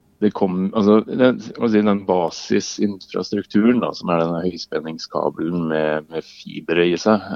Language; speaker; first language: Norwegian; native; Norwegian